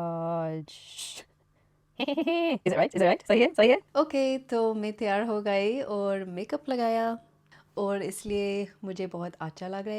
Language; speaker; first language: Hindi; non-native, learner; English